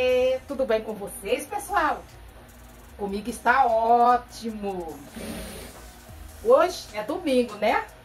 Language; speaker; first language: Portuguese; native; Portuguese